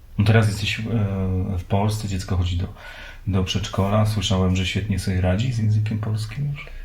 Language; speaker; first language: Polish; native; Polish